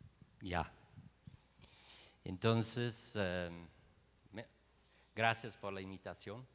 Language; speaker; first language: Spanish; non-native, learner; Swiss German